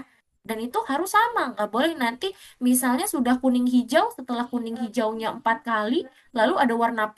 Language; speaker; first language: Indonesian; native; Indonesian